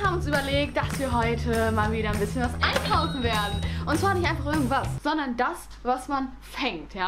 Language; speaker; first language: German; native; German